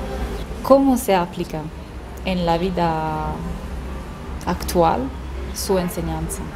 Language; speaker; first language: Spanish; non-native, fluent; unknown